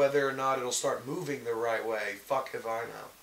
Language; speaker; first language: English; native; English